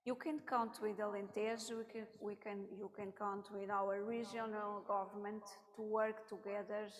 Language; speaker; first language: English; non-native, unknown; Portuguese